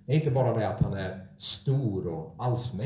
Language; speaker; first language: Swedish; non-native, fluent; English